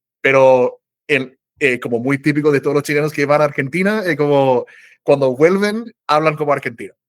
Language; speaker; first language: Spanish; non-native, fluent; English